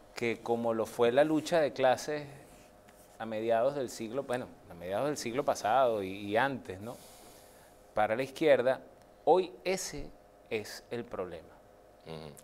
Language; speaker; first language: Spanish; native; Spanish